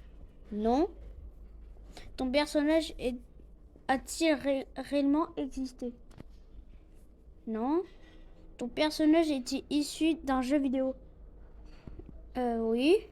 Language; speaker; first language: French; non-native, local second language; Arabic